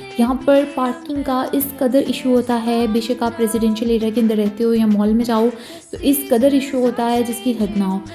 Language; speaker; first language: Urdu; native; Urdu